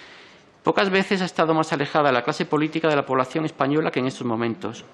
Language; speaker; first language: Spanish; native; Spanish